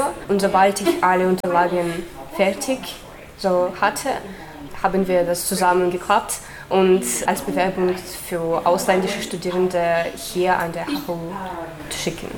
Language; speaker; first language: German; non-native, fluent; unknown